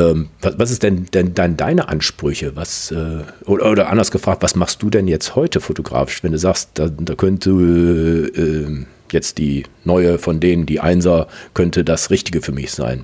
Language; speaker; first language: German; native; German